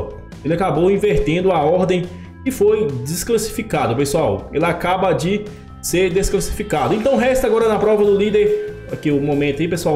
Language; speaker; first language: Portuguese; native; Portuguese